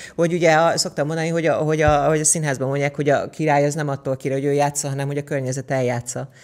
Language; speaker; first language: Hungarian; native; Hungarian